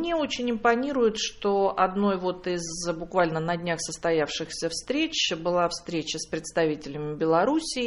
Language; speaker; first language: Russian; native; Russian